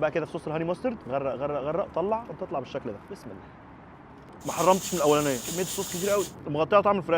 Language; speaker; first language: Arabic; native; Arabic